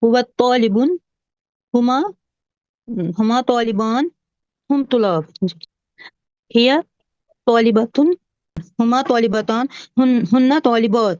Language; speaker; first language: Arabic; non-native, learner; Urdu